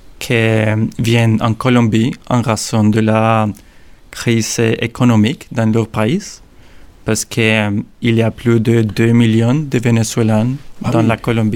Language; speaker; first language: French; non-native, learner; Spanish